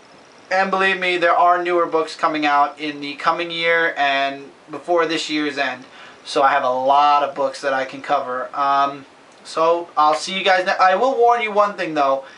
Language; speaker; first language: English; native; English